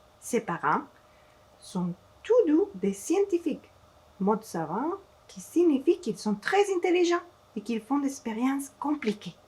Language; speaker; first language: French; non-native, fluent; Spanish